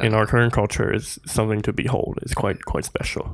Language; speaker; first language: English; non-native, fluent; Chinese